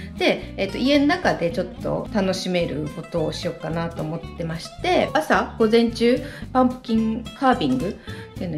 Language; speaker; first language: Japanese; native; Japanese